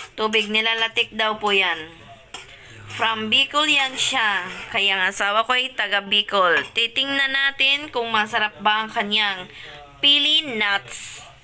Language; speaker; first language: Filipino; non-native, local second language; Cebuano